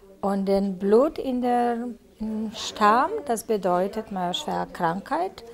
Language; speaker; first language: German; non-native, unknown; Polish